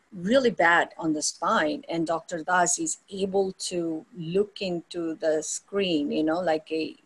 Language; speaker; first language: English; non-native, local second language; Bangla